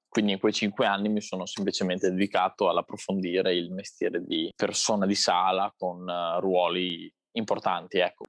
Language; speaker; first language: Italian; native; Italian